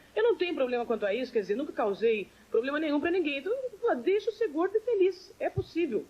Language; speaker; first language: Portuguese; native; Portuguese